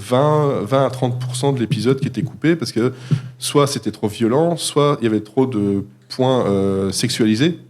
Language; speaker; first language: French; native; French